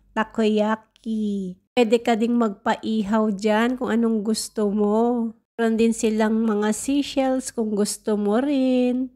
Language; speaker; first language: Filipino; non-native, local second language; Iloko